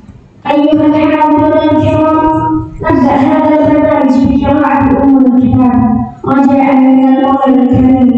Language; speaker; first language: Arabic; non-native, learner; Indonesian